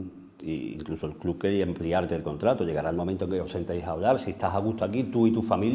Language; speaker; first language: Spanish; native; Spanish